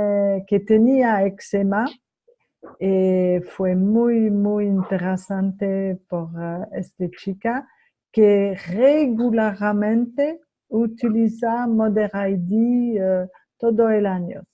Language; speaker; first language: Spanish; non-native, fluent; French